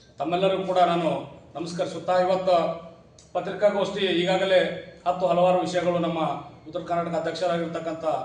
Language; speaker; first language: Kannada; native; Kannada